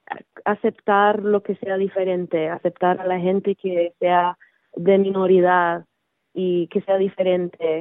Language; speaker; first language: Spanish; early bilingual, heritage; Spanish